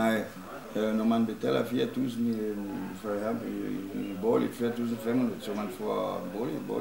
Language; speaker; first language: Danish; non-native, learner; Icelandic